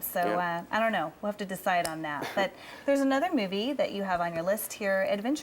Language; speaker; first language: English; native; English